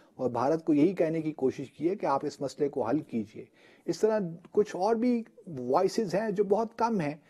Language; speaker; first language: Urdu; native; Urdu